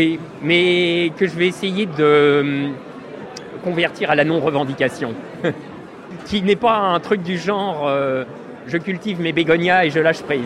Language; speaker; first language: French; native; French